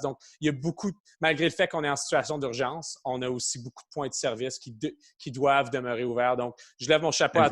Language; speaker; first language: French; native; French